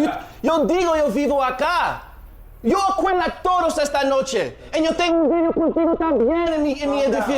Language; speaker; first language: Spanish; non-native, learner; English